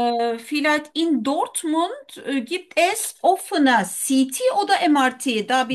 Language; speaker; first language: German; non-native, learner; Turkish